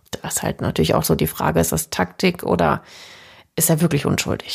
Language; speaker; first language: German; native; German